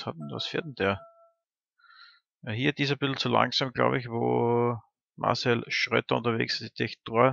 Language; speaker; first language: German; native; German